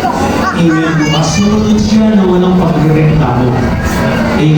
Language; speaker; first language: Filipino; native; Filipino